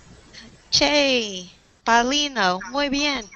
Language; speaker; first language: Spanish; non-native, learner; English